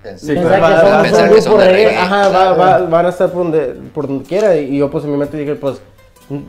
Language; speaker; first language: Spanish; early bilingual, heritage; Spanish